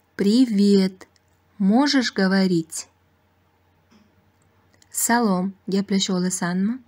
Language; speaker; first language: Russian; non-native, fluent; Uzbek